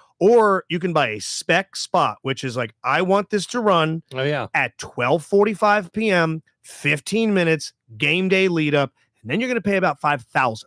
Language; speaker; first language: English; native; English